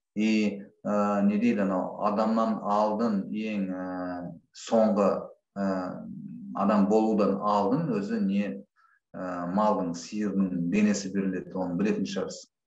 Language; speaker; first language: Kazakh; non-native, local second language; Russian